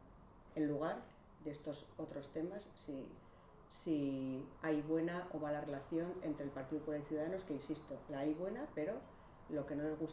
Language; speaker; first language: Spanish; native; Spanish